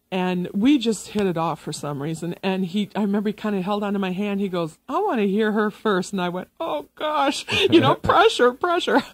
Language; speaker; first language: English; native; English